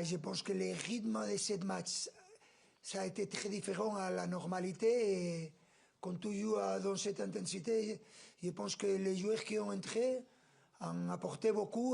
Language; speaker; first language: French; non-native, fluent; Spanish